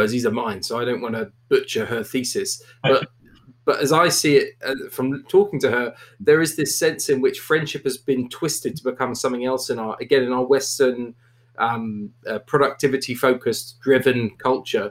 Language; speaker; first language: English; native; English